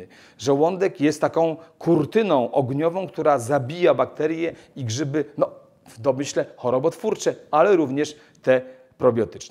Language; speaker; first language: Polish; native; Polish